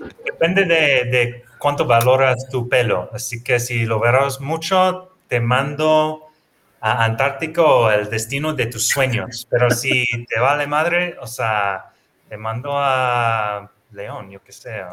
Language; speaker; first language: Spanish; non-native, fluent; English